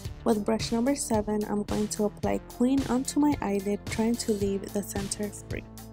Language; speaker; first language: English; early bilingual, other home language; Spanish